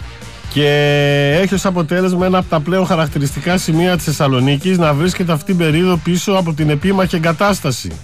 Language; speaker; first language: Greek; native; Greek